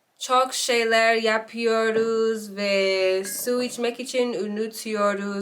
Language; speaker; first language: Turkish; non-native, learner; English